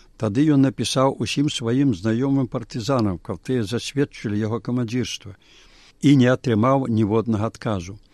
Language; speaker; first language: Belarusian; native; Belarusian